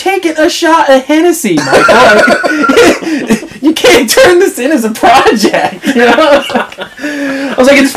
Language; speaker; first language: English; native; English